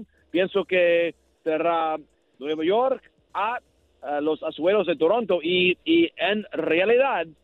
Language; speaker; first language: Spanish; non-native, learner; English